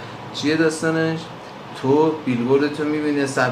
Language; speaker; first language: Persian; native; Persian